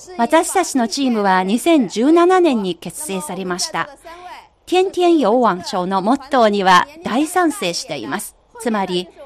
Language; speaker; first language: Japanese; non-native, fluent; Chinese